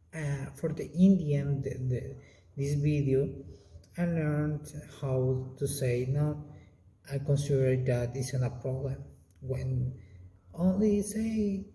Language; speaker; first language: English; non-native, learner; Spanish